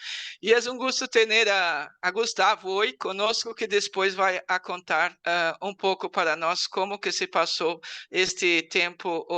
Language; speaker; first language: Portuguese; non-native, learner; Spanish